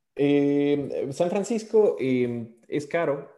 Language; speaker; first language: Spanish; native; Spanish